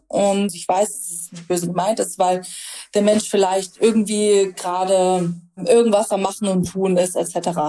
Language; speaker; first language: German; early bilingual, other home language; Russian